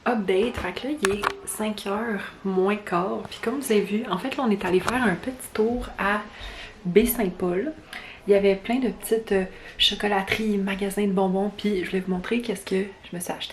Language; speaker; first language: French; native; French